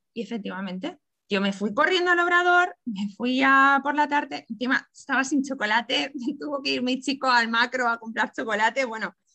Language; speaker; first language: Spanish; native; Spanish